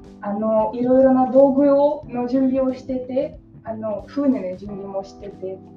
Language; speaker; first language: Japanese; non-native, learner; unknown